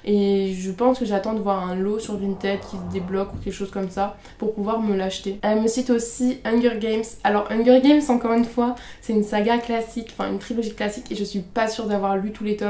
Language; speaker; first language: French; native; French